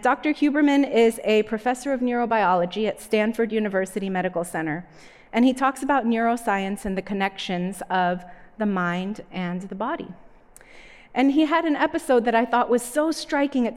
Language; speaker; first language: English; native; English